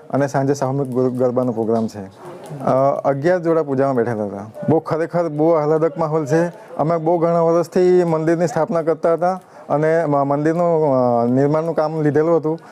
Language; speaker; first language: Gujarati; native; Gujarati